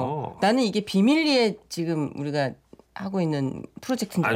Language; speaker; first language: Korean; native; Korean